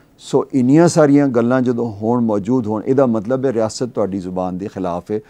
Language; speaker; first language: Punjabi; native; Punjabi